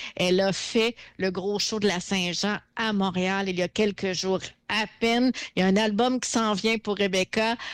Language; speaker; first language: French; native; French